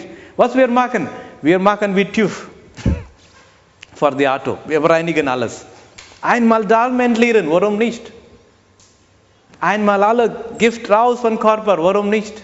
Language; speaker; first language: German; non-native, learner; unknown